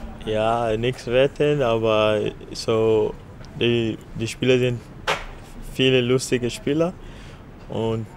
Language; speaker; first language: German; non-native, fluent; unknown